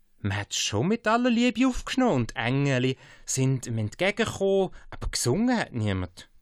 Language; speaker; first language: German; native; German